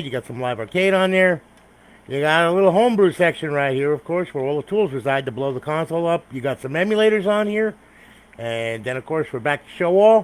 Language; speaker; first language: English; native; English